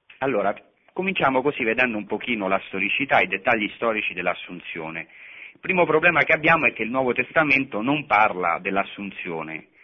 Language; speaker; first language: Italian; native; Italian